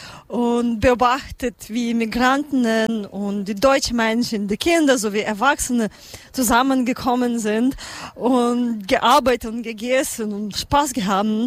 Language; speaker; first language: German; non-native, learner; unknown